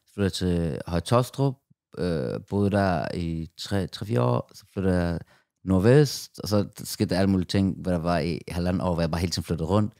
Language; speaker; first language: Danish; early bilingual, other home language; Persian